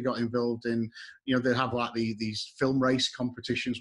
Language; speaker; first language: English; native; English